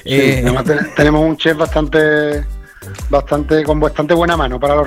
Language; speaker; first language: Spanish; native; Spanish